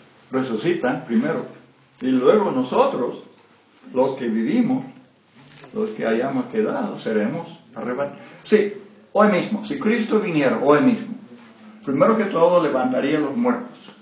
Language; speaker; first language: Spanish; non-native, fluent; English